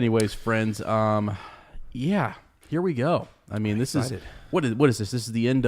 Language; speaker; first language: English; native; English